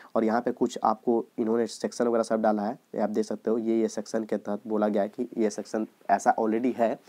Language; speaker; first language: Hindi; native; Hindi